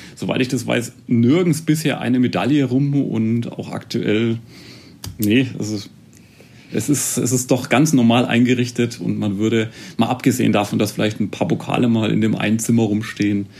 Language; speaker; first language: German; native; German